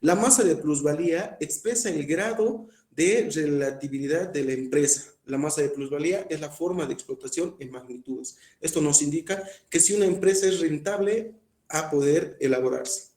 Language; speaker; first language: Spanish; native; Spanish